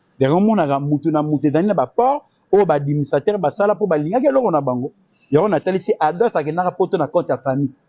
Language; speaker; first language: Lingala; native; Lingala